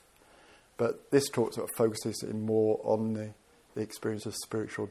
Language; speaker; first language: English; native; English